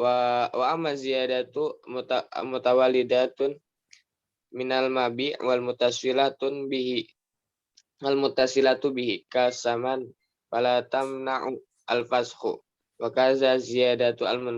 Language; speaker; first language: Arabic; non-native, learner; Indonesian